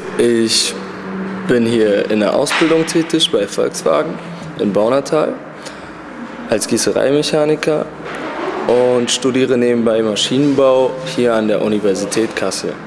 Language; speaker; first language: German; early bilingual, other home language; Turkish